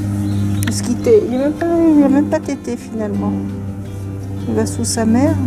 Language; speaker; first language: French; native; French